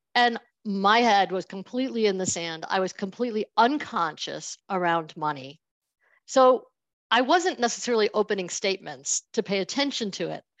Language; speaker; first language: English; native; English